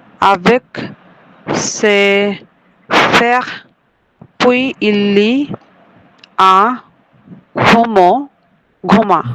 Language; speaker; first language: French; non-native, learner; Bangla